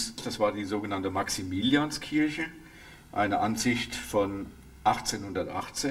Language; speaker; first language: German; native; German